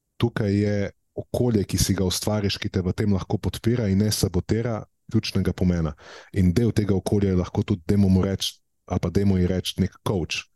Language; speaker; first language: Slovenian; native; Slovenian